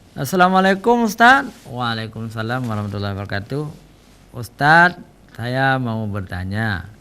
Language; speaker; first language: Malay; non-native, local second language; Achinese